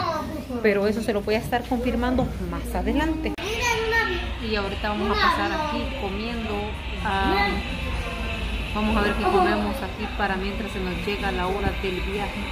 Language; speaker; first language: Spanish; native; Spanish